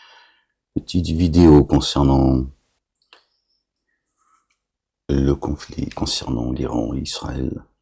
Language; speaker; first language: French; native; French